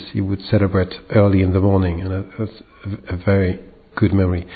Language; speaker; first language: English; non-native, fluent; French